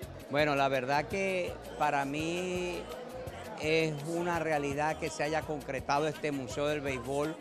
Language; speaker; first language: Spanish; native; Spanish